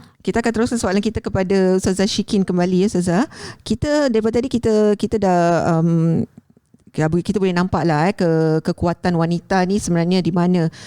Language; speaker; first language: Malay; native; Malay